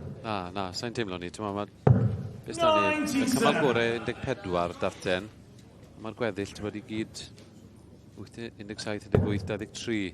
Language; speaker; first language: Welsh; native; Welsh